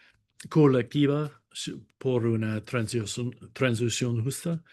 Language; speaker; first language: Spanish; non-native, fluent; English